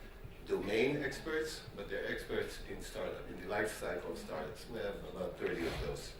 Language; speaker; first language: English; non-native, fluent; Hebrew